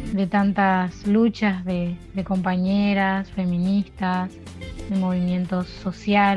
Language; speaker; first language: Spanish; native; Spanish